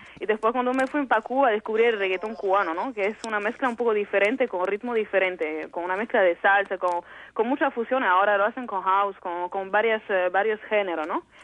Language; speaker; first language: Spanish; non-native, fluent; Polish